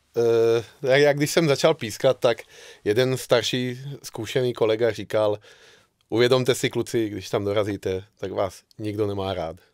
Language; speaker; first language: Czech; non-native, fluent; Hungarian